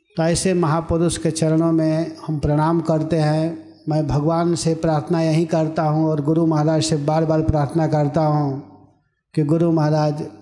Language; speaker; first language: Hindi; native; Hindi